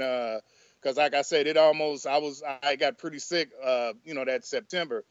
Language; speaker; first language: English; native; English